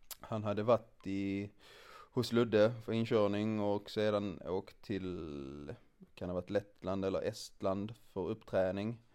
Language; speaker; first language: Swedish; native; Swedish